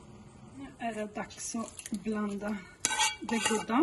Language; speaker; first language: Swedish; non-native, fluent; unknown